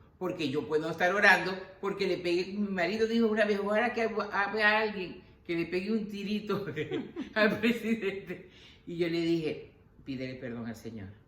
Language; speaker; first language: Spanish; native; Spanish